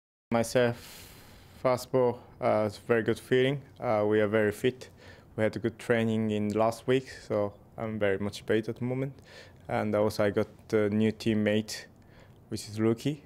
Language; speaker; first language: English; non-native, learner; Japanese